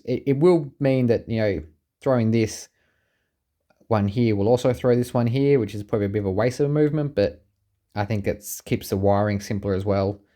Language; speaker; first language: English; native; English